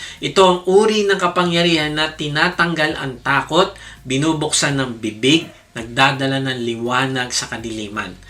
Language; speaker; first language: Filipino; native; Filipino